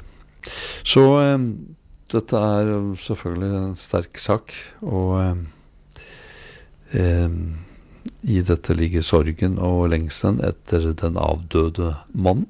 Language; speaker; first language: Norwegian; native; Norwegian